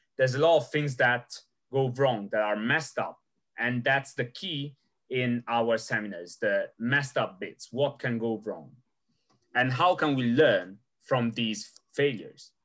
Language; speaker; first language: English; non-native, fluent; Italian